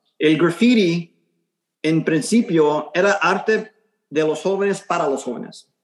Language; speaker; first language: Spanish; early bilingual, heritage; Spanish